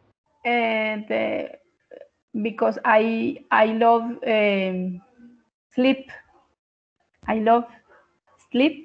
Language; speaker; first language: English; non-native, learner; Spanish